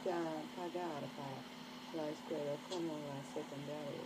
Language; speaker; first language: Spanish; non-native, learner; English